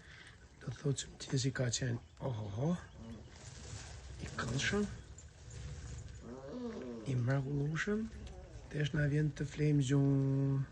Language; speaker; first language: Albanian; native; Albanian